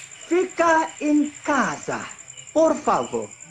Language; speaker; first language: Portuguese; non-native, learner; Malay